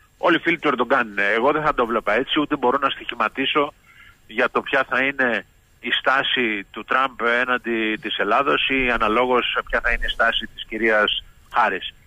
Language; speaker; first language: Greek; native; Greek